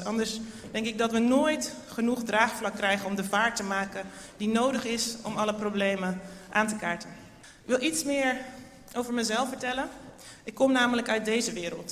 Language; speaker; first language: Dutch; native; Dutch